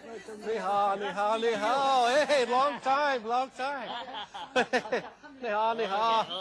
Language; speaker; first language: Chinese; non-native, learner; English